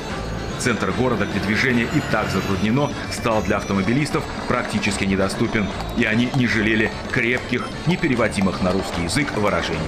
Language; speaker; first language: Russian; native; Russian